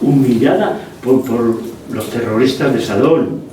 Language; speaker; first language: Spanish; non-native, local second language; Basque